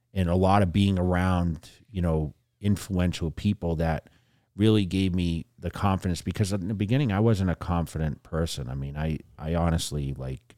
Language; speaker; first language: English; native; English